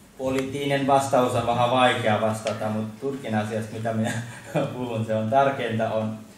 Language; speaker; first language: Finnish; non-native, learner; Turkish